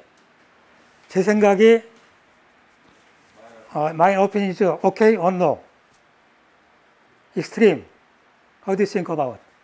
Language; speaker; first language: English; non-native, learner; Korean